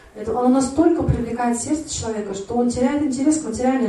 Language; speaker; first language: Russian; native; Russian